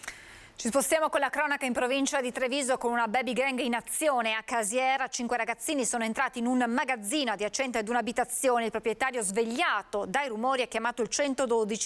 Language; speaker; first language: Italian; native; Italian